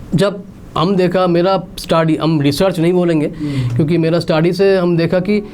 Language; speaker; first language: Hindi; non-native, local second language; Bangla